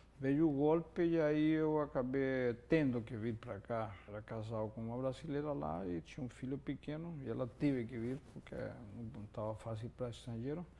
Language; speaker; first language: Portuguese; non-native, fluent; Spanish